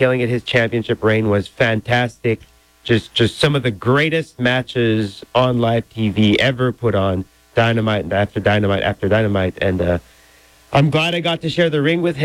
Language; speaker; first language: English; non-native, fluent; French